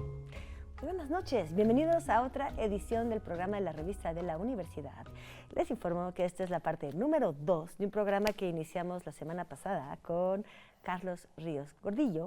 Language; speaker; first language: Spanish; native; Spanish